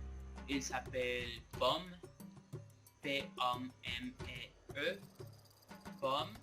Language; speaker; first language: French; non-native, learner; Spanish